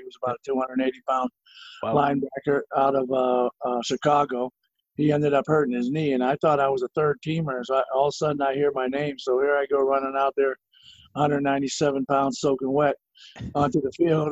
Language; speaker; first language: English; native; English